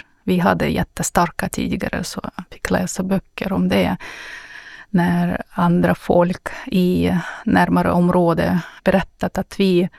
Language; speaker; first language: Swedish; non-native, learner; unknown